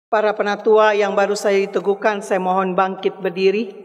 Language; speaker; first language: Indonesian; native; Indonesian